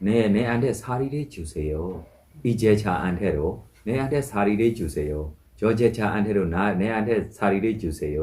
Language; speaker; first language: Korean; non-native, fluent; Burmese